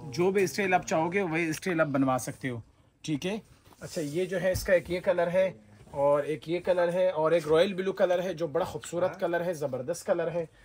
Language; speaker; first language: Urdu; native; Urdu